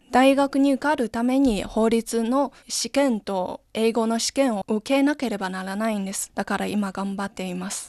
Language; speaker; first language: Japanese; non-native, learner; Chinese